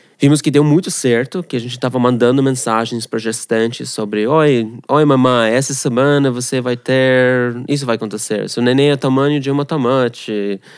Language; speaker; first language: Portuguese; non-native, fluent; Russian